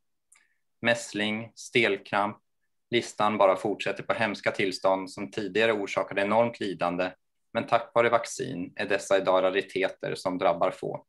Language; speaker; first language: Swedish; native; Swedish